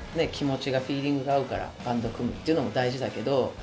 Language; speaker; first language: Japanese; native; Japanese